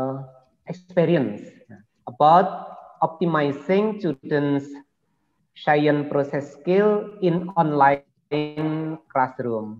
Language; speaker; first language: English; non-native, learner; Indonesian